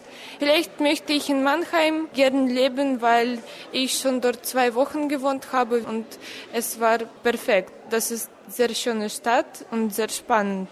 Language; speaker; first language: German; non-native, fluent; Russian